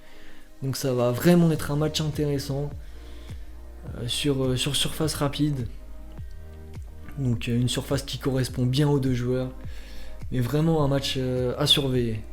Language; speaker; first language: French; native; French